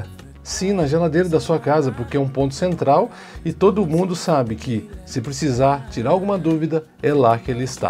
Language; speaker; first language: Portuguese; native; Portuguese